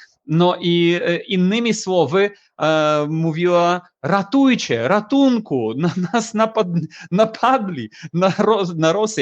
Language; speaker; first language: Polish; non-native, fluent; Ukrainian